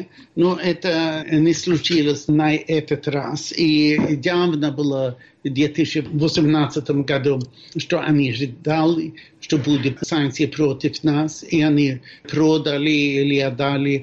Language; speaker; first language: Russian; non-native, fluent; Swedish